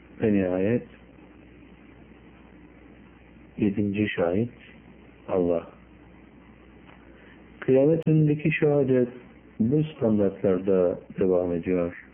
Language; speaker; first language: Turkish; native; Turkish